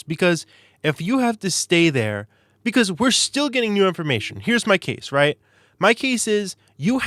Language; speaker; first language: English; native; English